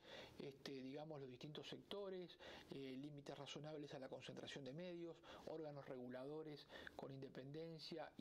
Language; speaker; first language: Spanish; native; Spanish